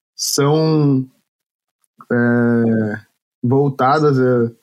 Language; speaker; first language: Portuguese; native; Portuguese